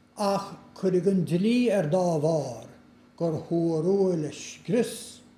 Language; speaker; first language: Irish; native; Irish